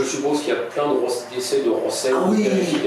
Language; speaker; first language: French; native; French